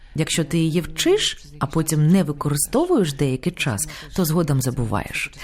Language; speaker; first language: Ukrainian; non-native, fluent; Lithuanian